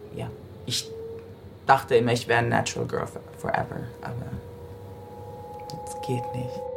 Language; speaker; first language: German; early bilingual, other home language; Japanese